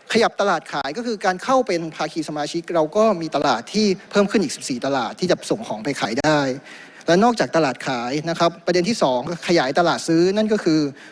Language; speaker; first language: Thai; native; Thai